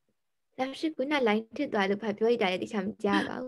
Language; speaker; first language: Chinese; non-native, learner; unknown